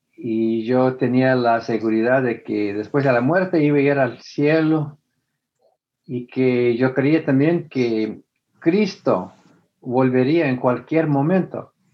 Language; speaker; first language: Spanish; non-native, fluent; English